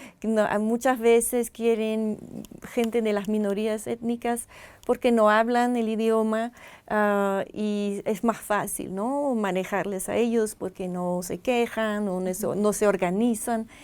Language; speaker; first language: Spanish; non-native, fluent; French